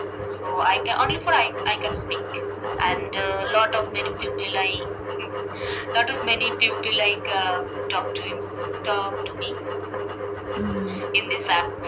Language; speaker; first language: English; non-native, learner; Bangla